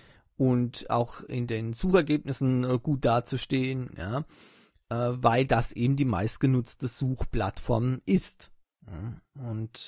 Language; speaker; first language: German; native; German